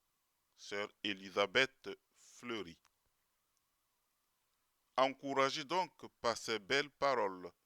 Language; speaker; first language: French; native; French